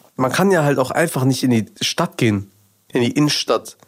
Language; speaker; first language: German; early bilingual, other home language; Persian